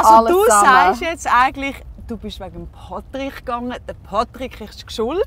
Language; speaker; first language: German; native; German